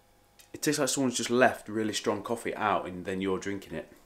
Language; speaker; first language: English; native; English